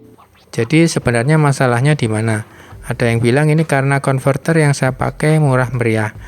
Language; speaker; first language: Indonesian; native; Indonesian